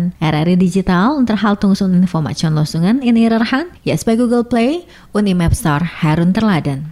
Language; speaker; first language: German; non-native, fluent; Indonesian